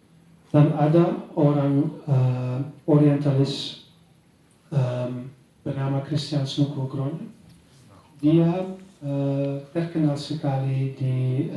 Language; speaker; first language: Indonesian; non-native, learner; Dutch